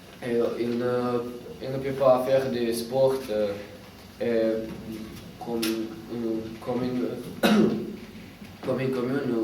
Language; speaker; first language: French; non-native, learner; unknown